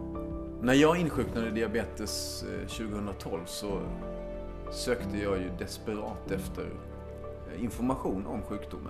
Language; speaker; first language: Swedish; native; Swedish